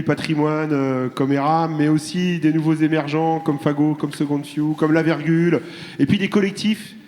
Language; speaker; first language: French; native; French